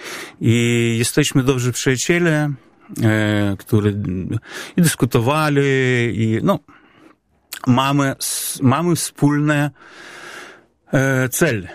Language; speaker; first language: Polish; non-native, fluent; Belarusian